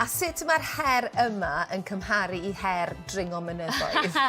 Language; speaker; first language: Welsh; native; Welsh